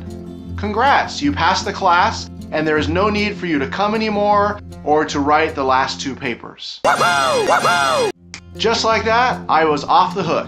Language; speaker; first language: English; native; English